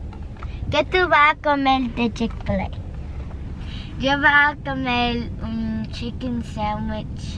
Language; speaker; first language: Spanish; early bilingual, heritage; English